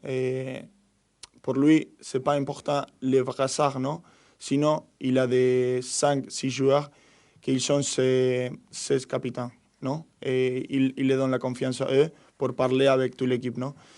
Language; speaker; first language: French; non-native, fluent; Spanish